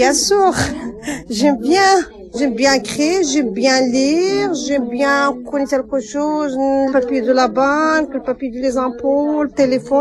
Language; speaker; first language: French; non-native, learner; Arabic